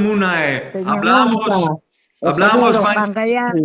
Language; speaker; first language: Spanish; non-native, learner; English